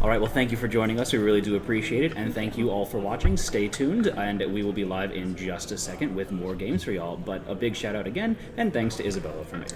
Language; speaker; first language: English; native; English